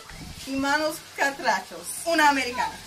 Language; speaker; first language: Spanish; non-native, learner; English